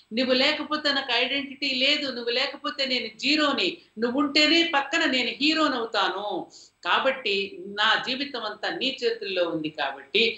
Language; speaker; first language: Telugu; native; Telugu